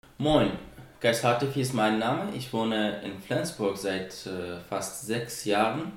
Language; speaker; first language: German; non-native, fluent; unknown